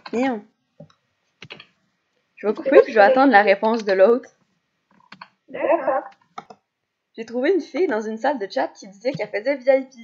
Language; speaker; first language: French; native; French